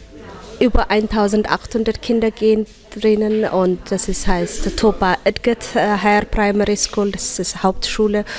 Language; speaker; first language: German; non-native, fluent; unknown